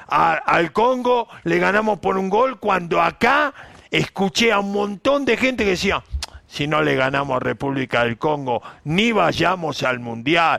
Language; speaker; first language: Spanish; native; Spanish